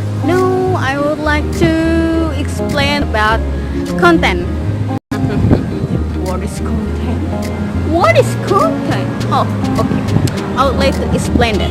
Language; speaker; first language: English; non-native, learner; Indonesian